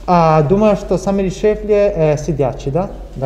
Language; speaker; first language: Russian; non-native, learner; Italian